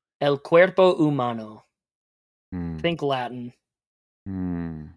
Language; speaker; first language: Spanish; non-native, fluent; English